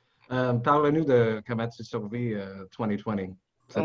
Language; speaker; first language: French; non-native, local second language; English